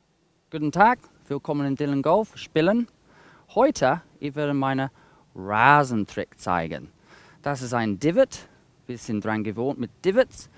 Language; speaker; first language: German; non-native, fluent; English